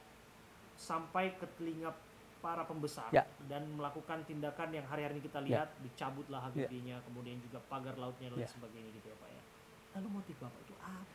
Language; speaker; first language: Indonesian; native; Indonesian